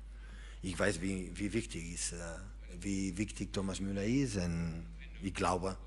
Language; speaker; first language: German; non-native, learner; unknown